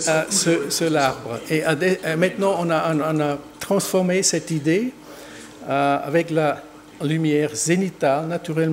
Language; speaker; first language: French; non-native, learner; German